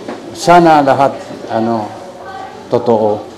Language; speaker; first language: Filipino; non-native, learner; Japanese